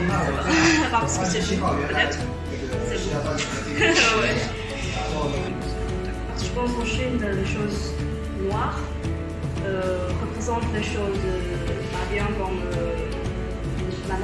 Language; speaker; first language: French; non-native, fluent; Chinese